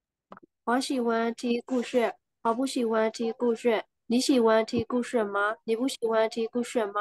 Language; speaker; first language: Chinese; non-native, learner; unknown